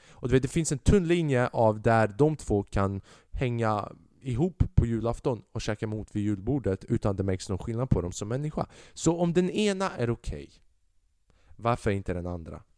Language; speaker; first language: Swedish; early bilingual, other home language; Albanian